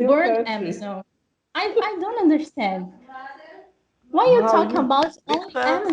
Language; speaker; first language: English; non-native, learner; Portuguese